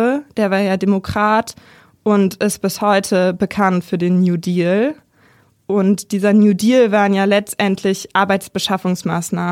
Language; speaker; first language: German; native; German